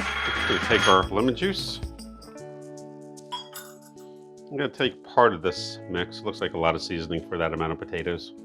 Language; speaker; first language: English; native; English